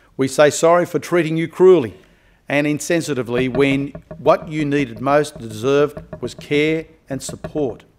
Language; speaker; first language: English; native; English